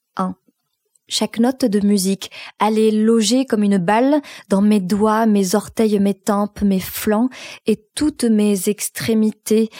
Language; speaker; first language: French; non-native, local second language; Arabic